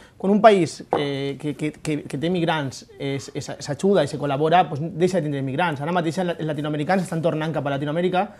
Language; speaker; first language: Catalan; native; Catalan